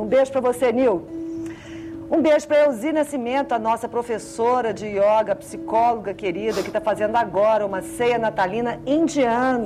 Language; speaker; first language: Portuguese; native; Portuguese